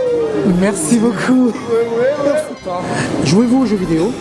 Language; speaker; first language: French; native; French